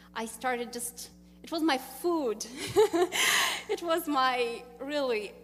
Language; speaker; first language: English; non-native, fluent; Russian